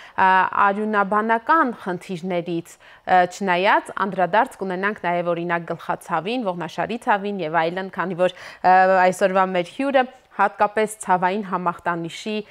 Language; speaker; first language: Armenian; native; Armenian